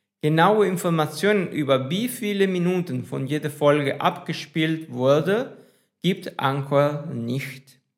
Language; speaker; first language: German; non-native, fluent; Spanish